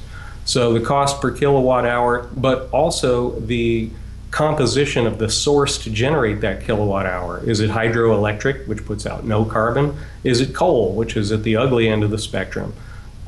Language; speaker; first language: English; native; English